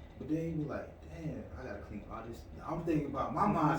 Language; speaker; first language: English; native; English